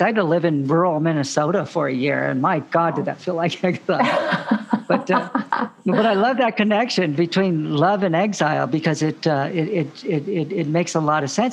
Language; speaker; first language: English; native; English